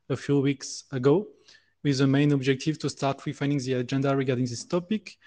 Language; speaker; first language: English; non-native, fluent; French